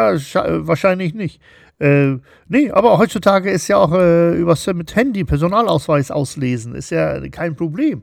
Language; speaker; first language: German; native; German